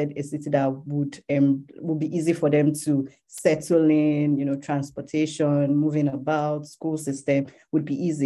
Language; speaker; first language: English; non-native, local second language; Yoruba